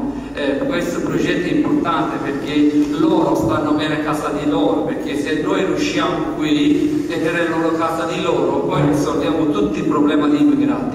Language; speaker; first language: Italian; non-native, learner; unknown